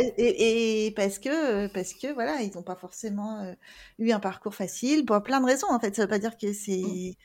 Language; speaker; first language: French; native; French